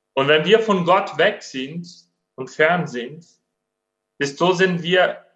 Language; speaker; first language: German; non-native, fluent; Portuguese